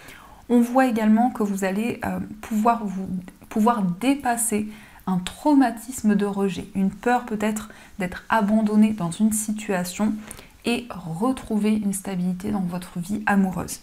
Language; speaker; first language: French; native; French